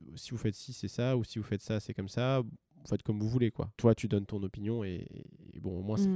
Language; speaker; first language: French; native; French